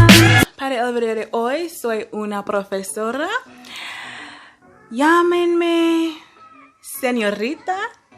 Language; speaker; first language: Spanish; non-native, fluent; English